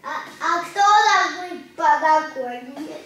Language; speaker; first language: Russian; native; Russian